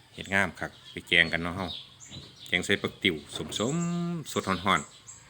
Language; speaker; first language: Thai; native; Thai